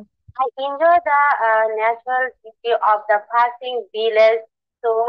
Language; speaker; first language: English; non-native, learner; Bangla